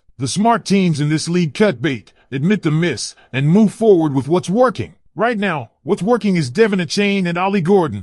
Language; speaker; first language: English; native; English